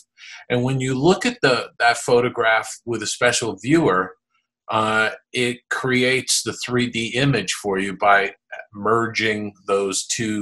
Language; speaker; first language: English; native; English